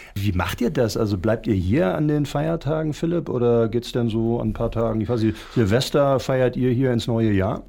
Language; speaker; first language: German; native; German